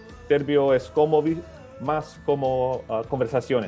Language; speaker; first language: Spanish; early bilingual, other home language; Serbian